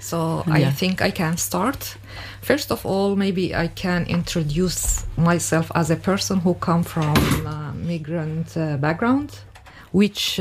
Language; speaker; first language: English; non-native, learner; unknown